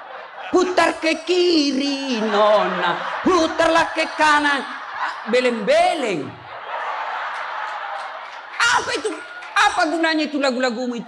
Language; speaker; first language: Indonesian; native; Indonesian